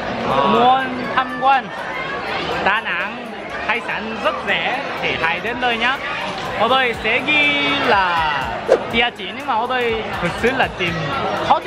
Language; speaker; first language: Vietnamese; non-native, fluent; Korean